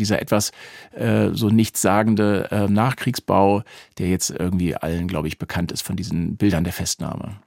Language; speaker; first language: German; native; German